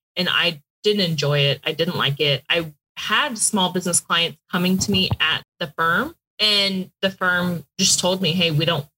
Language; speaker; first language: English; native; English